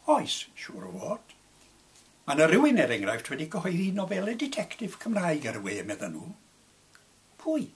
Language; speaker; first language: Welsh; non-native, local second language; English